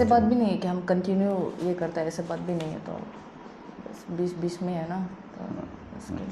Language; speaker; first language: Hindi; non-native, local second language; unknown